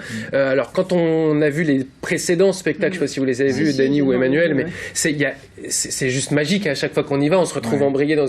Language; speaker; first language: French; native; French